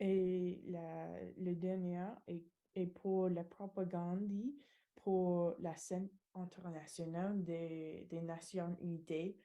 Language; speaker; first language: French; non-native, learner; English